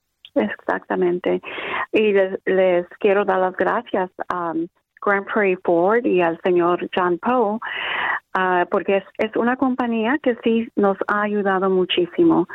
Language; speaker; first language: Spanish; early bilingual, other home language; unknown